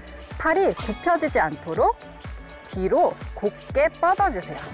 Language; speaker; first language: Korean; native; Korean